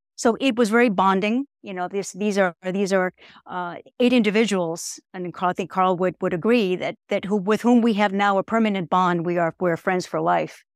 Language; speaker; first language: English; native; English